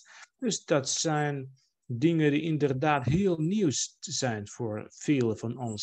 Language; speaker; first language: Dutch; non-native, fluent; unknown